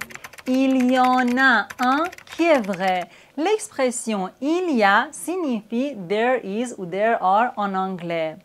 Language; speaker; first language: French; native; French